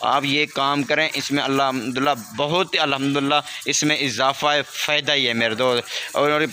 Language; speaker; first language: Urdu; non-native, local second language; Saraiki